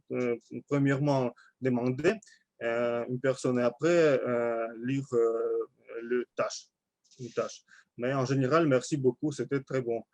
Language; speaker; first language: French; non-native, learner; Russian